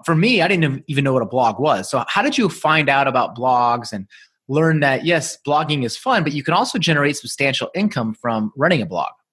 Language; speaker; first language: English; native; English